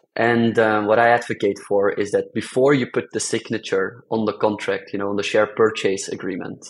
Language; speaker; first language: English; non-native, fluent; Dutch